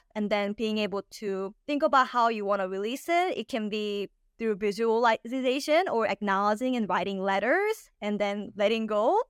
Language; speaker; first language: English; native; English